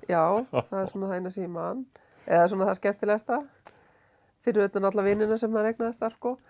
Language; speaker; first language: Icelandic; native; Icelandic